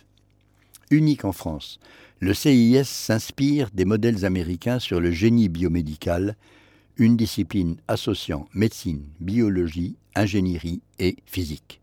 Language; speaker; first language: French; native; French